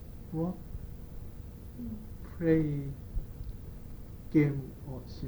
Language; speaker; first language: Japanese; non-native, learner; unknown